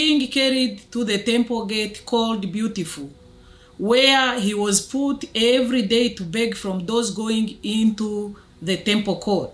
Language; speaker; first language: English; non-native, local second language; Kinyarwanda